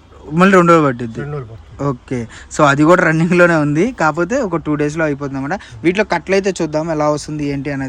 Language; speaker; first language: Telugu; native; Telugu